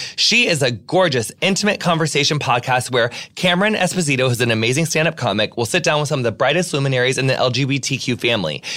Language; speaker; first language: English; native; English